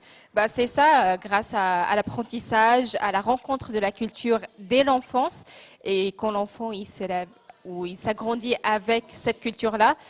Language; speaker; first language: French; non-native, local second language; Arabic